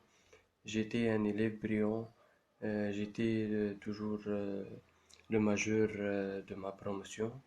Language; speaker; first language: French; non-native, local second language; Arabic